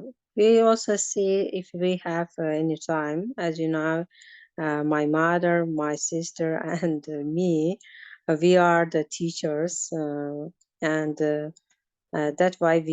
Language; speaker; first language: English; non-native, learner; Azerbaijani